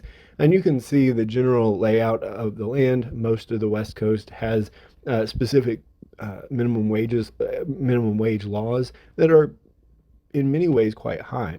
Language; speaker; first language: English; native; English